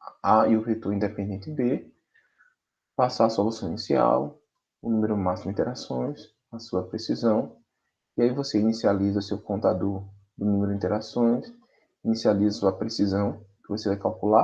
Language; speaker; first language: Portuguese; native; Portuguese